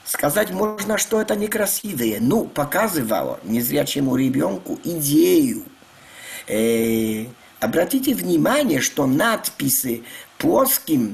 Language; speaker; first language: Russian; non-native, fluent; Polish